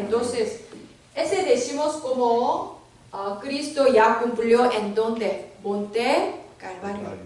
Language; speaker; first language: Spanish; non-native, learner; Korean